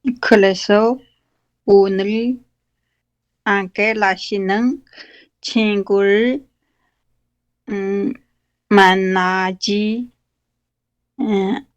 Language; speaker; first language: Korean; non-native, learner; Chinese